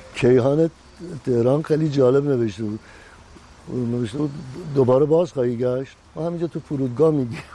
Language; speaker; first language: Persian; native; Persian